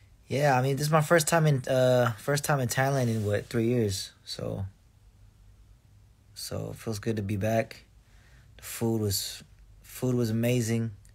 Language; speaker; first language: English; early bilingual, other home language; Korean